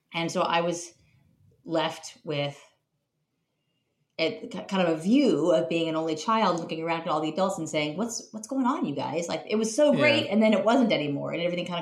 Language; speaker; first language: English; native; English